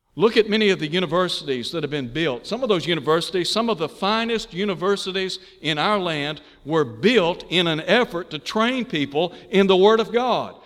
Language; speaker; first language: English; native; English